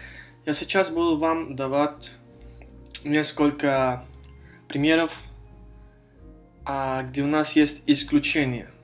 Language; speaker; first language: Russian; non-native, fluent; Spanish